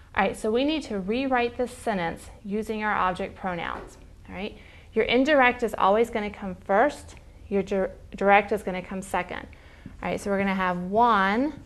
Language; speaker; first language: English; native; English